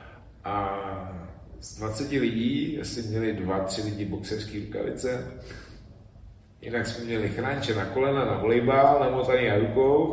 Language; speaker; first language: Czech; native; Czech